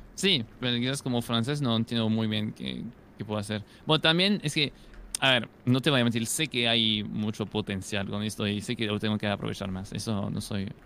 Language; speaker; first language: Spanish; non-native, fluent; French